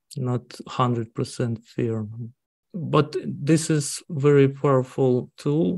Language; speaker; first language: English; non-native, learner; Russian